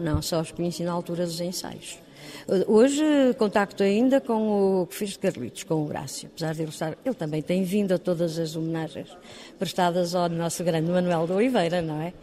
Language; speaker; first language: Portuguese; native; Portuguese